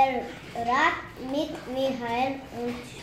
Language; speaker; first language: German; non-native, learner; Hungarian